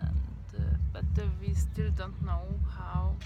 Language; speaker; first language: English; non-native, learner; Hungarian